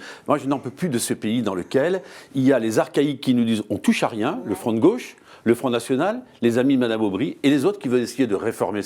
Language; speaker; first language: French; native; French